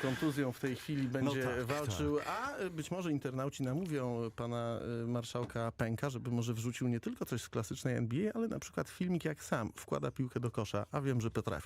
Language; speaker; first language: Polish; native; Polish